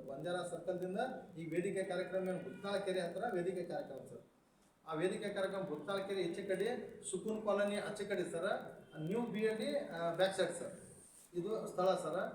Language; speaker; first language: Kannada; non-native, local second language; Lambadi